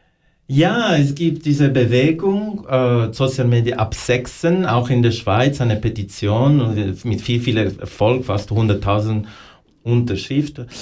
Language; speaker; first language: German; non-native, learner; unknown